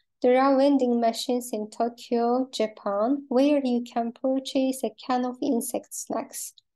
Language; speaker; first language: English; non-native, fluent; Azerbaijani